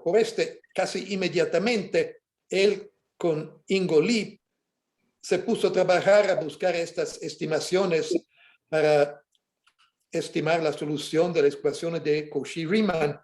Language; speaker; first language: Spanish; non-native, fluent; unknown